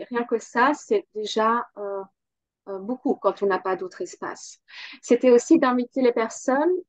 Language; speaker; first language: French; non-native, learner; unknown